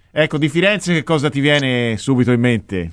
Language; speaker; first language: Italian; native; Italian